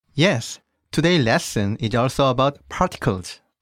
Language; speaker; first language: English; early bilingual, other home language; Korean